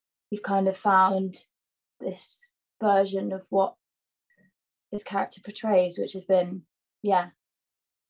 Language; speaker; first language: English; native; English